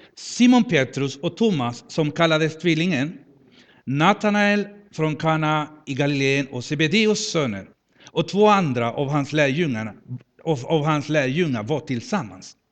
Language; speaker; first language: Swedish; non-native, fluent; Spanish